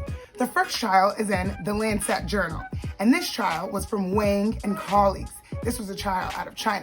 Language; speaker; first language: English; native; English